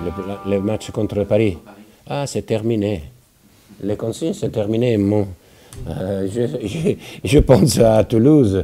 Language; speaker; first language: French; non-native, fluent; Italian